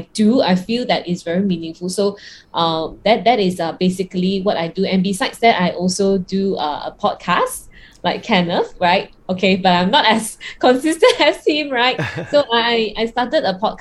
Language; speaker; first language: English; non-native, local second language; Cantonese